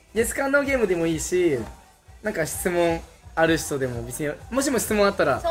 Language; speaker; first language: Japanese; early bilingual, other home language; Spanish